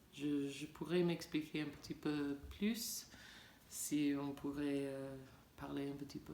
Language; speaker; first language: French; non-native, learner; English